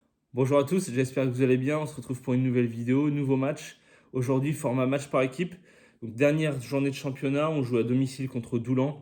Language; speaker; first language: French; native; French